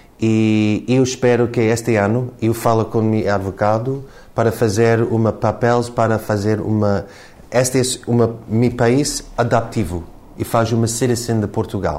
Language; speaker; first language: Portuguese; non-native, learner; English